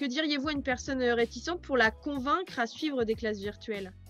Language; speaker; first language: French; native; French